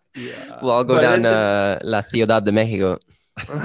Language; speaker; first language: English; non-native, fluent; Swedish